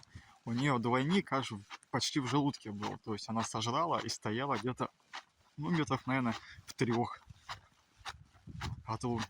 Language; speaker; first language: Russian; native; Russian